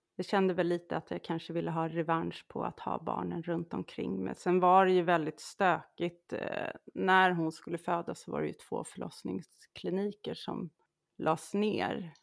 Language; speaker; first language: Swedish; native; Swedish